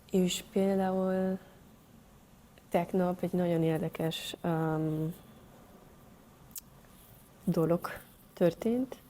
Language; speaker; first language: Hungarian; non-native, learner; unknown